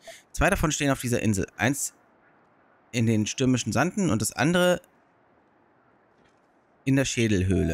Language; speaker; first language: German; native; German